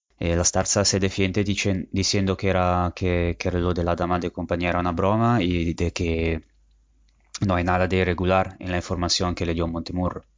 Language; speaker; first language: Spanish; non-native, fluent; Italian